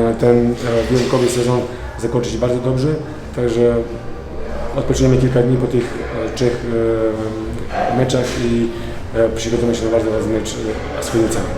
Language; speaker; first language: Polish; non-native, fluent; Serbian